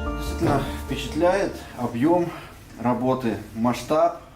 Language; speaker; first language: Russian; native; Russian